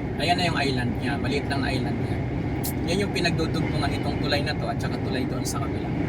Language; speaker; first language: Filipino; non-native, local second language; Cebuano